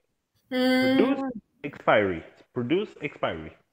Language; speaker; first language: English; non-native, fluent; Portuguese